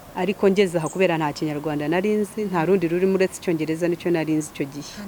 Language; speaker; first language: Kinyarwanda; early bilingual, heritage; Kinyarwanda